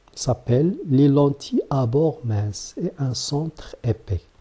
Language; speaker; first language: French; non-native, local second language; Arabic